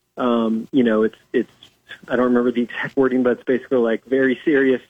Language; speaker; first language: English; native; English